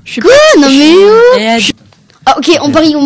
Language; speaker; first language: French; native; French